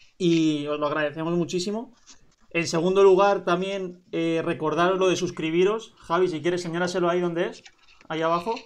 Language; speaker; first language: Spanish; native; Spanish